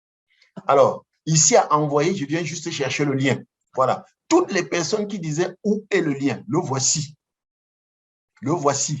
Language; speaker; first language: French; non-native, local second language; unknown